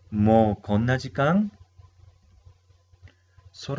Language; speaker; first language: Japanese; non-native, learner; Spanish